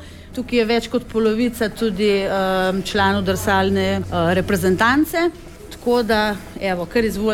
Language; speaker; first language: Slovenian; native; Slovenian